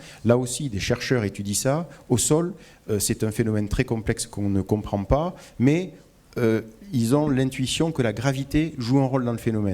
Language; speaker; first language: French; native; French